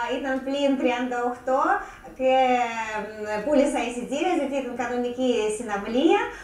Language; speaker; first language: Greek; non-native, learner; Russian